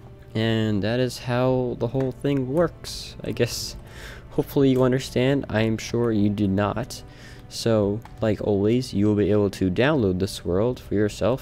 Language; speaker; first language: English; native; English